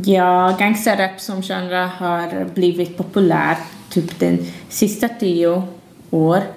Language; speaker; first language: Swedish; non-native, fluent; Hungarian